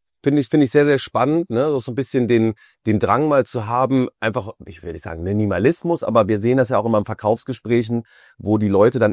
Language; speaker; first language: German; native; German